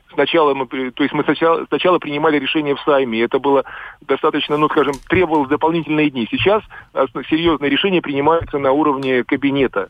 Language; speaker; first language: Russian; native; Russian